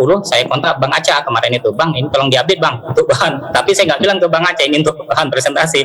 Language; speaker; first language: Indonesian; native; Indonesian